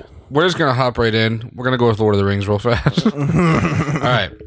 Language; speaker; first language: English; native; English